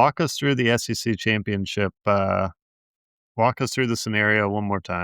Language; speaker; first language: English; native; English